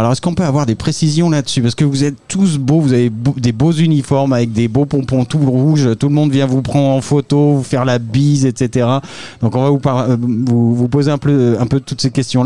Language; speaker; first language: French; native; French